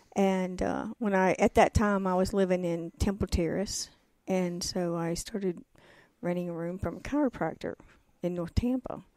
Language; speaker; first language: English; native; English